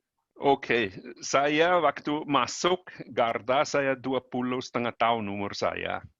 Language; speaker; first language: Indonesian; non-native, learner; German